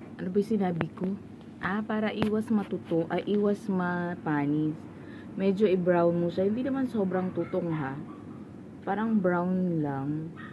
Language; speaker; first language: Filipino; non-native, local second language; Cebuano